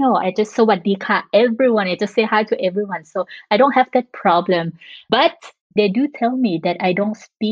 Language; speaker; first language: English; non-native, fluent; French